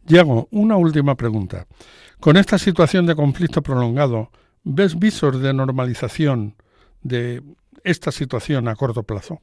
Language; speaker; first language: Spanish; native; Spanish